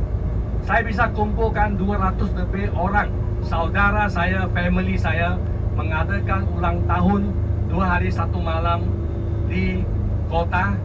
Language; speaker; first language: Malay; non-native, local second language; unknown